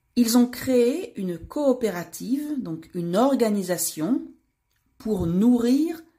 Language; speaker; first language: French; native; French